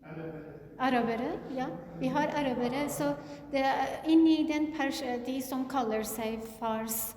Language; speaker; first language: Norwegian; non-native, learner; Kurdish